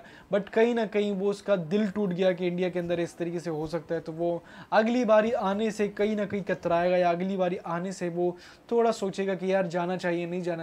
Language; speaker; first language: Hindi; native; Hindi